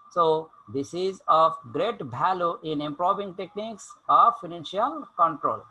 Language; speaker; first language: English; non-native, local second language; Bangla